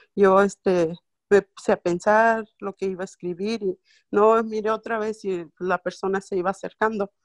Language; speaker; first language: Spanish; non-native, local second language; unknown